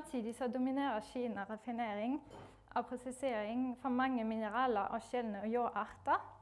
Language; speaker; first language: Norwegian; non-native, fluent; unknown